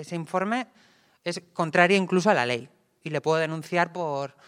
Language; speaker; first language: Spanish; native; Spanish